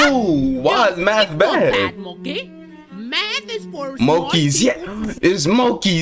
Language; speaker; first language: English; native; English